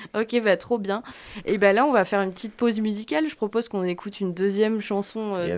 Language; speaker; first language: French; native; French